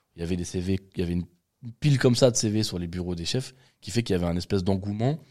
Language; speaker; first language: French; native; French